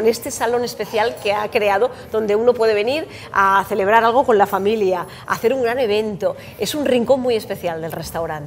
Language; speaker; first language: Spanish; native; Spanish